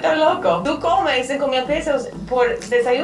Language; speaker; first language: Spanish; non-native, learner; English